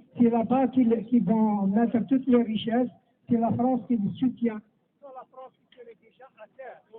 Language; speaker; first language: French; non-native, local second language; Kabyle